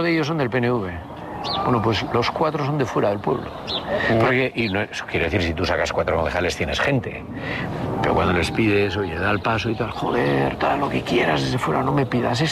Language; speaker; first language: Spanish; native; Spanish